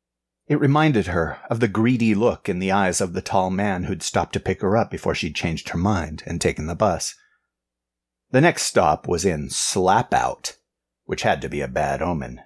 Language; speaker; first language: English; native; English